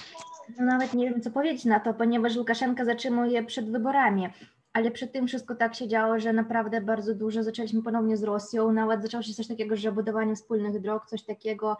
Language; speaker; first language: Polish; non-native, fluent; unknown